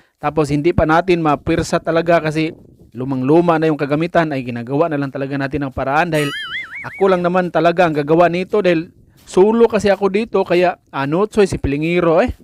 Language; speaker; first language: Filipino; non-native, local second language; Cebuano